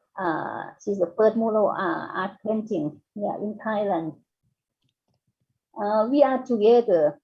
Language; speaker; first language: English; non-native, fluent; Thai